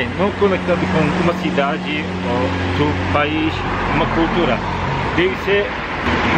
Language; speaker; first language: Portuguese; non-native, learner; Turkish